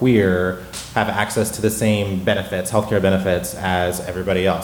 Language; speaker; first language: English; native; English